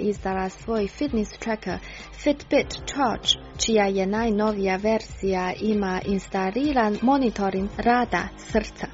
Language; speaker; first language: Croatian; non-native, fluent; Chinese